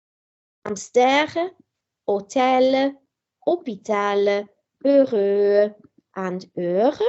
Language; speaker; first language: French; non-native, fluent; English